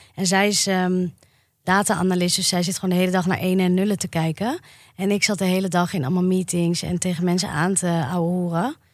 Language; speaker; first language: Dutch; native; Dutch